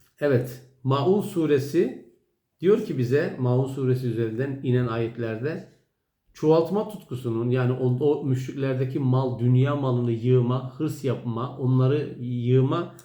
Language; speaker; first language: Turkish; native; Turkish